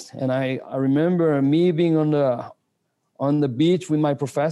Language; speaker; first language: English; non-native, fluent; French